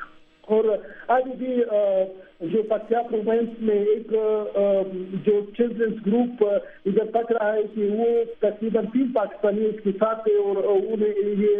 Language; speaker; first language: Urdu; non-native, fluent; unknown